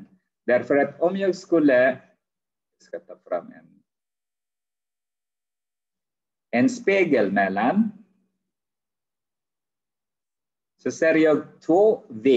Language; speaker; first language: Swedish; non-native, fluent; Arabic